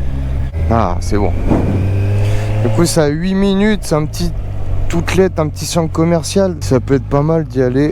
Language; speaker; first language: French; native; French